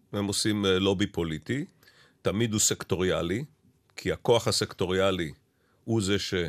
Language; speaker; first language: Hebrew; native; Hebrew